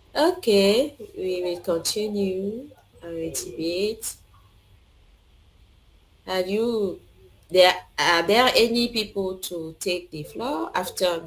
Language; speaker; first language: English; non-native, learner; French